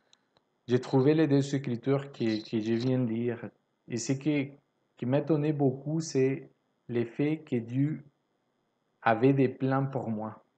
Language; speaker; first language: French; non-native, fluent; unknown